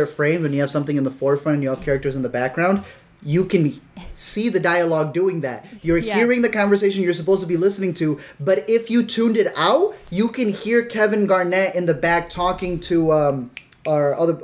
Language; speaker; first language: English; native; English